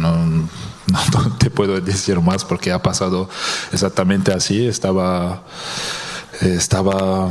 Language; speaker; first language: Spanish; non-native, fluent; French